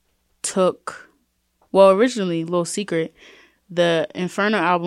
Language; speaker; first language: English; native; English